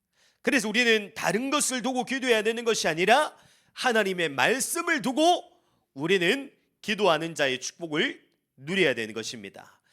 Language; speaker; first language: Korean; native; Korean